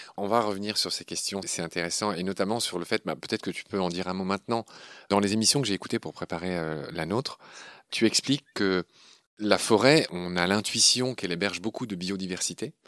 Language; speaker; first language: French; native; French